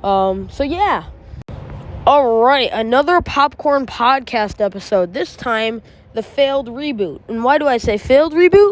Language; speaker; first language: English; native; English